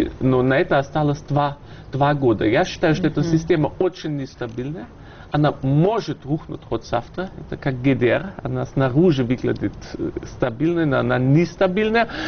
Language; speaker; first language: Russian; non-native, fluent; German